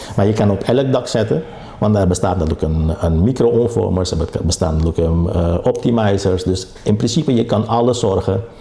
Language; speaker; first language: Dutch; early bilingual, other home language; Caribbean Hindustani